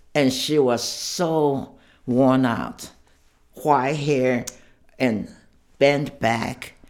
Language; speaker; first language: English; non-native, fluent; Chinese